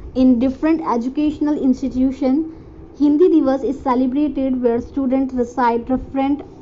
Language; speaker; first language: English; non-native, local second language; Hindi